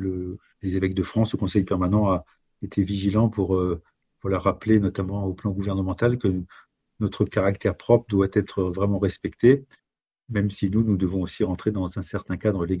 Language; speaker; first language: French; native; French